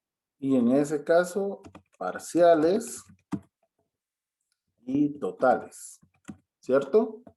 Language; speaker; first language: Spanish; native; Spanish